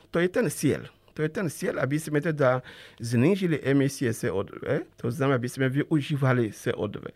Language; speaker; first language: Slovak; non-native, fluent; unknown